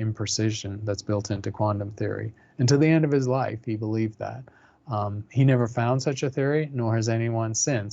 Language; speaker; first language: English; native; English